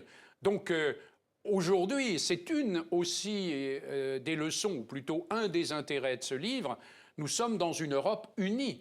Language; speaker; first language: French; native; French